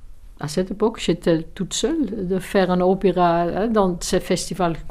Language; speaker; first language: French; non-native, fluent; Dutch